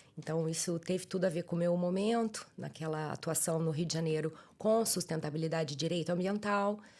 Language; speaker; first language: Portuguese; native; Portuguese